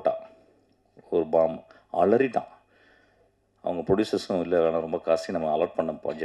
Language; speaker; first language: Tamil; native; Tamil